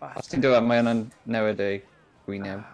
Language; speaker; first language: Welsh; non-native, local second language; English